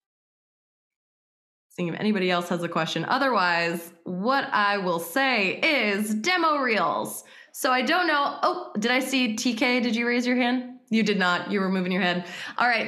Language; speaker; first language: English; native; English